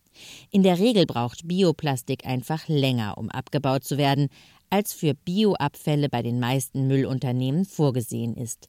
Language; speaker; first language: German; native; German